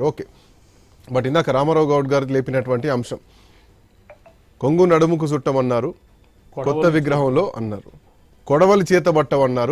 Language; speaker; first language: Telugu; native; Telugu